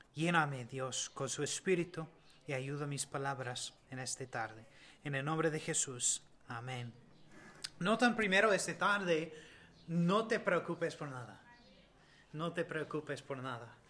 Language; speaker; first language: Spanish; non-native, learner; English